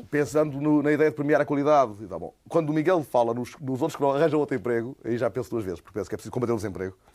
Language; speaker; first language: Portuguese; native; Portuguese